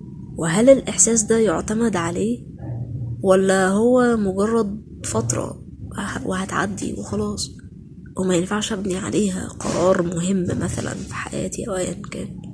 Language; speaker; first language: Arabic; native; Arabic